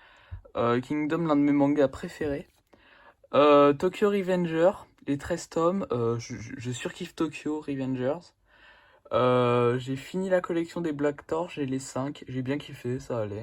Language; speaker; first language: French; native; French